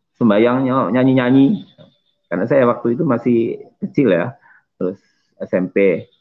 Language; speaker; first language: Indonesian; non-native, local second language; Javanese